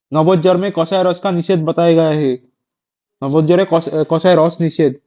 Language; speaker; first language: Hindi; non-native, local second language; Bangla